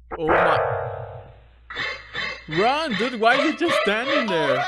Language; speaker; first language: English; native; English